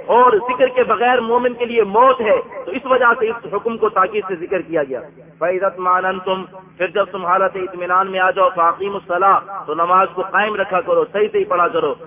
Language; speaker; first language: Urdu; non-native, local second language; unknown